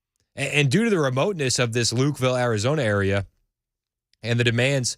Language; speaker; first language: English; native; English